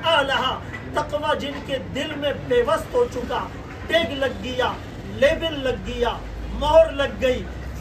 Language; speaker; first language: Urdu; native; Urdu